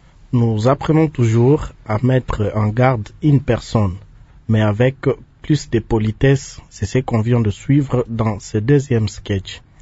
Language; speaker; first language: French; non-native, local second language; Lingala